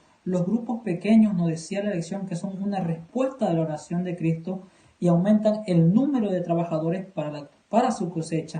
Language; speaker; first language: Spanish; native; Spanish